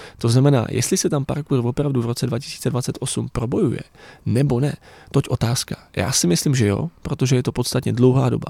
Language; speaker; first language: Czech; native; Czech